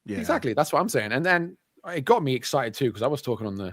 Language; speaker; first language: English; native; English